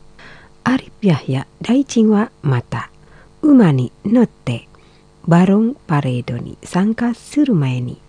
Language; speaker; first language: Japanese; non-native, fluent; Indonesian